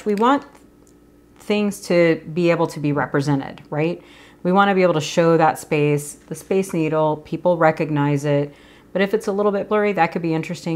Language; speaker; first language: English; native; English